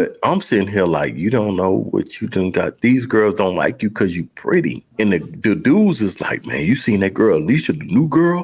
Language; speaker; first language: English; native; English